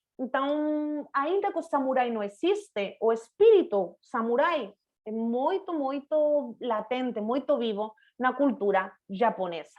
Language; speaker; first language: Portuguese; non-native, fluent; Spanish